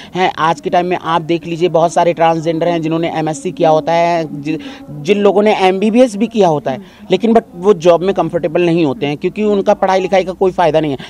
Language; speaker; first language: Hindi; native; Hindi